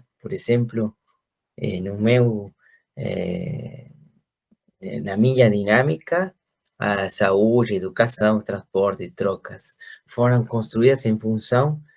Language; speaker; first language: Portuguese; non-native, fluent; Spanish